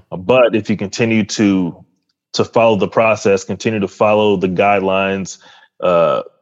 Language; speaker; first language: English; native; English